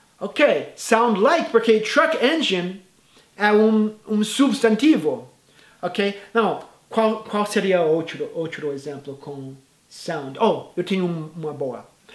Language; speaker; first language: Portuguese; non-native, fluent; English